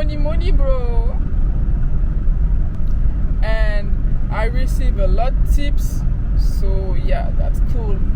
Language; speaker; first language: English; non-native, learner; Haitian Creole